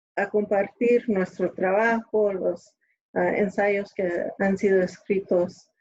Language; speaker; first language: Spanish; early bilingual, other home language; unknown